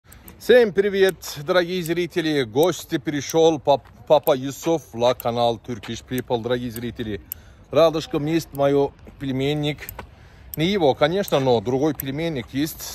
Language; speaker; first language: Russian; non-native, learner; Turkish